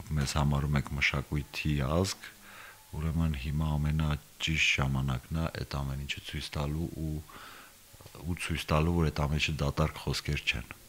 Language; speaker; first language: Armenian; native; Armenian